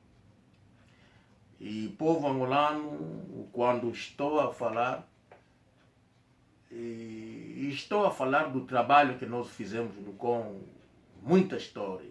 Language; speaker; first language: Portuguese; non-native, local second language; Kongo